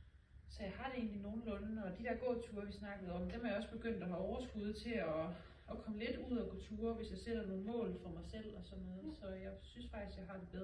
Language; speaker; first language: Danish; native; Danish